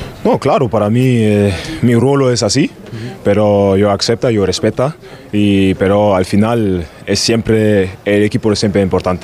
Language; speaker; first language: Spanish; non-native, learner; German